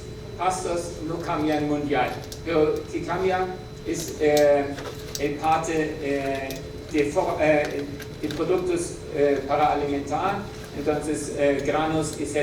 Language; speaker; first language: Spanish; non-native, learner; German